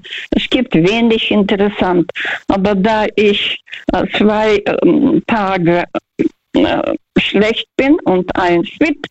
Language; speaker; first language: German; non-native, fluent; Russian